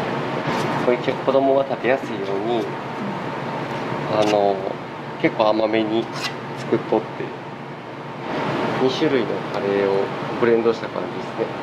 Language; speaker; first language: Japanese; native; Japanese